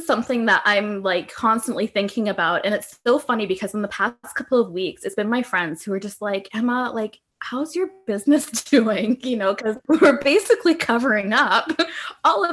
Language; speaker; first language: English; native; English